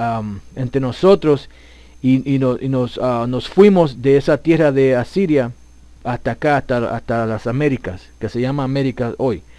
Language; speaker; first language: Spanish; early bilingual, heritage; Spanish